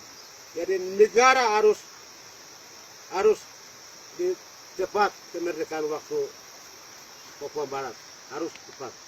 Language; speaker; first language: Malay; non-native, local second language; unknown